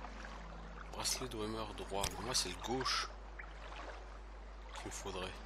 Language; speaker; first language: French; native; French